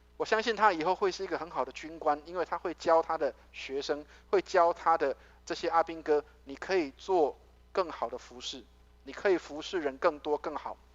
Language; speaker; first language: Chinese; native; Chinese